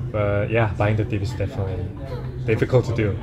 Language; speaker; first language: English; non-native, fluent; Korean